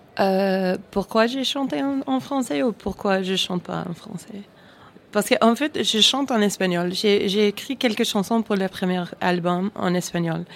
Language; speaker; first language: French; non-native, fluent; English